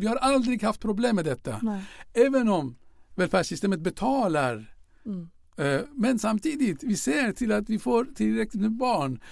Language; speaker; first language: Swedish; non-native, fluent; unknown